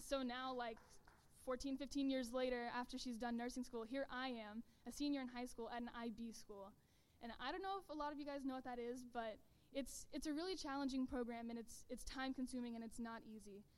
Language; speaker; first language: English; native; English